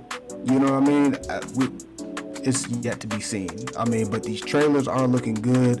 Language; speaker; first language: English; native; English